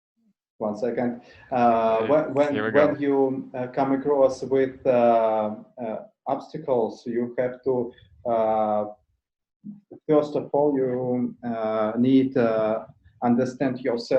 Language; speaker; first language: English; non-native, learner; Russian